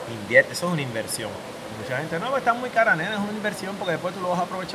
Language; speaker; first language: Spanish; native; Spanish